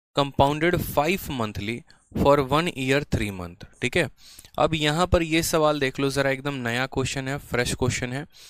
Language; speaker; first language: Hindi; native; Hindi